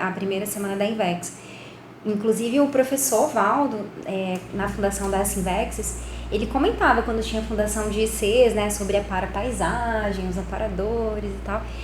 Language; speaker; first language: Portuguese; native; Portuguese